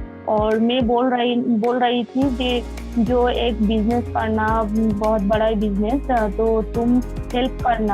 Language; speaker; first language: Hindi; non-native, local second language; Bangla